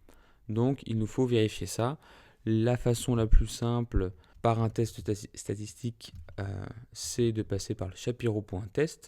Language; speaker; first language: French; native; French